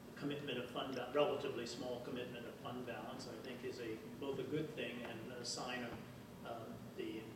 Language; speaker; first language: English; native; English